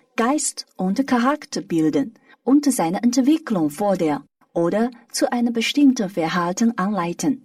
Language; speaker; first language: German; non-native, fluent; Chinese